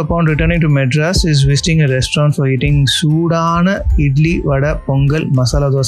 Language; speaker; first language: English; non-native, local second language; Tamil